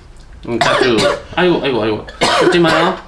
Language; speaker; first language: Korean; non-native, learner; Spanish